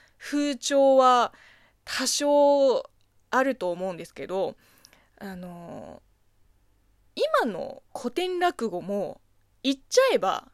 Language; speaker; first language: Japanese; non-native, fluent; Chinese